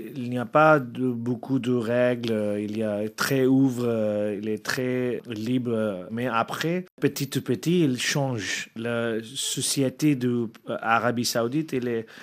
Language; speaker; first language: French; non-native, learner; Arabic